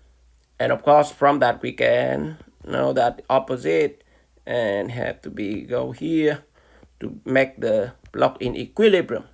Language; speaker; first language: English; non-native, fluent; Vietnamese